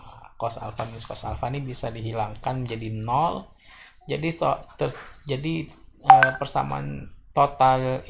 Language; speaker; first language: Indonesian; native; Indonesian